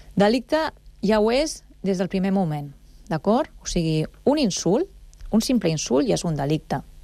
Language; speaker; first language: Catalan; native; Catalan